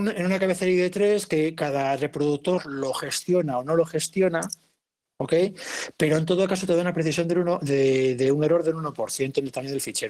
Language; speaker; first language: Spanish; native; Spanish